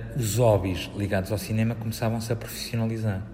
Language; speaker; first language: Portuguese; native; Portuguese